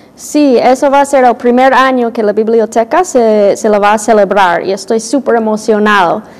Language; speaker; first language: Spanish; non-native, fluent; English